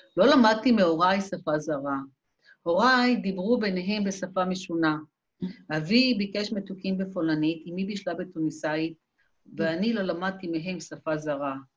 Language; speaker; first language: Hebrew; native; Hebrew